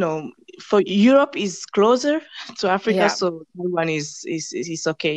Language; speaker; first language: English; non-native, fluent; French